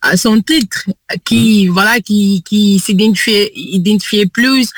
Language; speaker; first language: French; non-native, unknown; Kabuverdianu